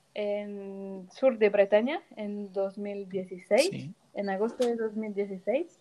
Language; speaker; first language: Spanish; non-native, fluent; French